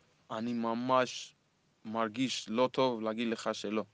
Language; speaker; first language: Hebrew; early bilingual, heritage; Hebrew